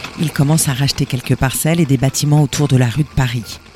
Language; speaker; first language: French; native; French